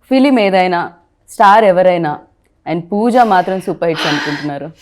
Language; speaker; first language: Telugu; native; Telugu